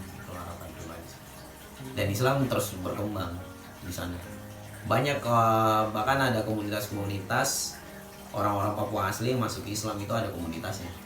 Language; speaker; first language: Indonesian; native; Indonesian